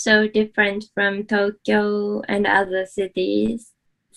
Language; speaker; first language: English; non-native, learner; Japanese